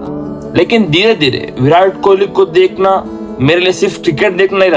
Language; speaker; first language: Hindi; non-native, local second language; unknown